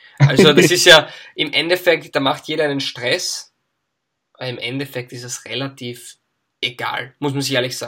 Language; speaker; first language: German; native; German